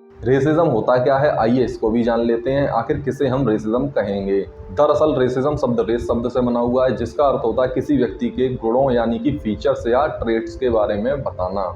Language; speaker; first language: Hindi; native; Hindi